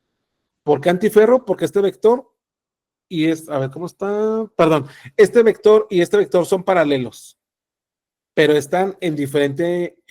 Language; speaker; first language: Spanish; native; Spanish